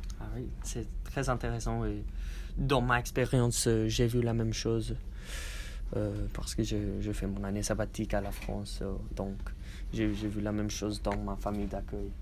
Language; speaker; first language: French; non-native, learner; English